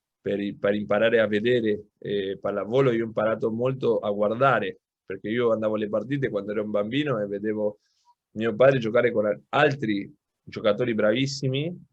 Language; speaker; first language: Italian; non-native, local second language; Spanish